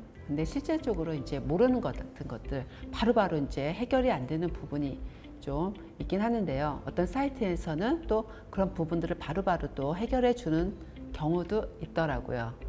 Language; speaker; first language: Korean; native; Korean